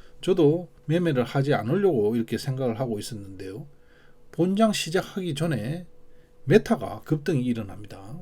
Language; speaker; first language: Korean; native; Korean